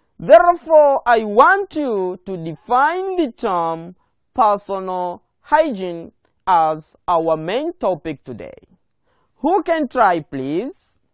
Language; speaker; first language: English; non-native, local second language; Swahili